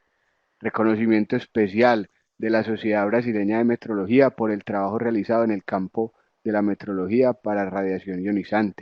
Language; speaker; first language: Spanish; native; Spanish